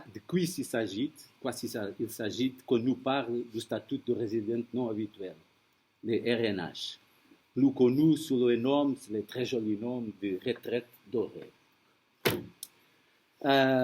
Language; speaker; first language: French; non-native, fluent; Portuguese